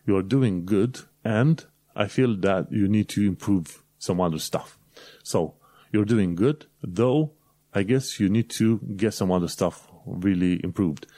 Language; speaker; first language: English; non-native, fluent; Romanian